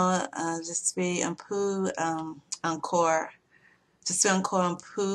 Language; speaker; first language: French; non-native, learner; English